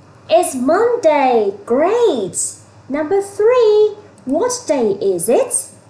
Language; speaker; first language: English; non-native, fluent; Vietnamese